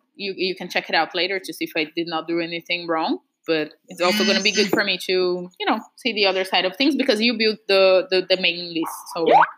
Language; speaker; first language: English; non-native, fluent; Portuguese